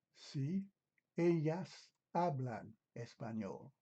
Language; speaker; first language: Spanish; non-native, fluent; English